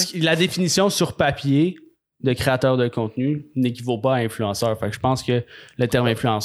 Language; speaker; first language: French; native; French